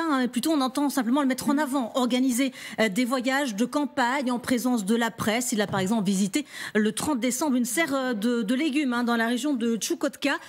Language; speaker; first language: French; native; French